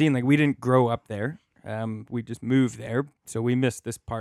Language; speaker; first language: English; native; English